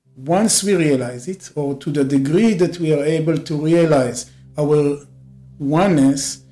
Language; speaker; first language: English; non-native, fluent; Hebrew